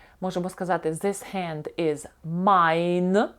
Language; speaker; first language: English; non-native, fluent; Ukrainian